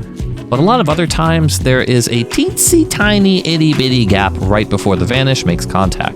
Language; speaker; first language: English; native; English